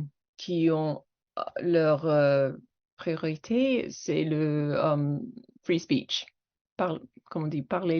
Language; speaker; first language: French; non-native, fluent; English